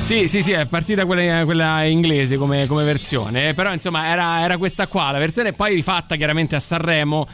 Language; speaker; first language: Italian; native; Italian